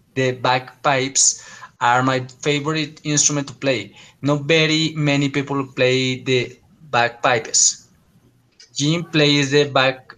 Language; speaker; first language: English; non-native, learner; Spanish